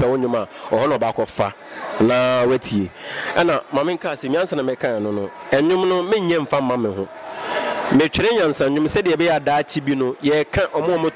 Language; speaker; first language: English; non-native, local second language; Akan